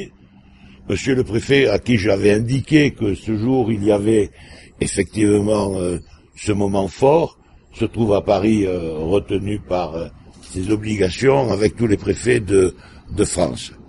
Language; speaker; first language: French; native; French